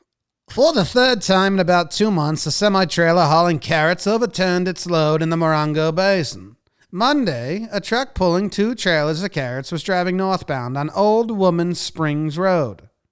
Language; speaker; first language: English; native; English